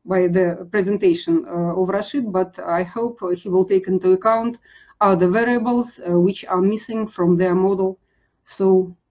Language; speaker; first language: English; non-native, fluent; Russian